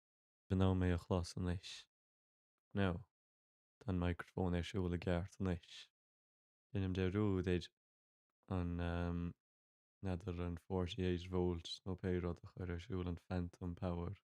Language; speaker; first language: Irish; non-native, local second language; English